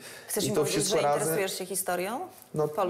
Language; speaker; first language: Polish; native; Polish